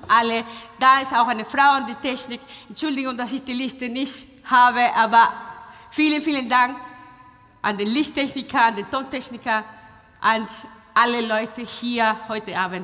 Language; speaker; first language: German; non-native, fluent; Spanish